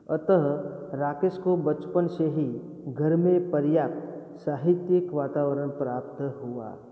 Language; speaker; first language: Hindi; non-native, local second language; Gujarati